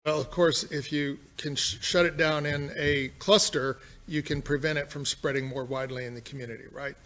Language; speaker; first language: English; native; English